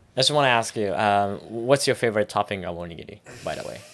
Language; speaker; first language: English; non-native, learner; Japanese